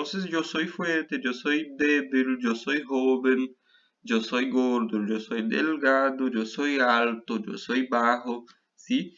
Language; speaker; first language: Spanish; non-native, fluent; Portuguese